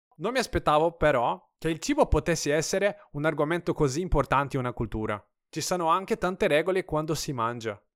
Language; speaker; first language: Italian; non-native, fluent; Portuguese